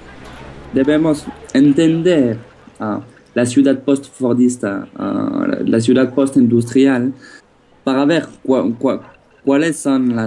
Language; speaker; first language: Spanish; non-native, fluent; French